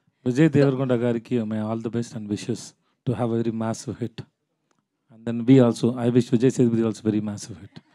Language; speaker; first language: Telugu; non-native, learner; Tamil